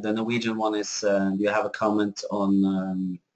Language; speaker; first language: English; non-native, fluent; Norwegian